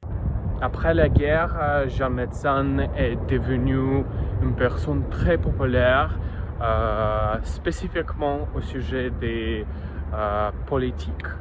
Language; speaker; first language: French; non-native, learner; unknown